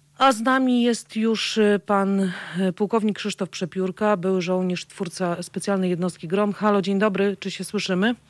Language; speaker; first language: Polish; native; Polish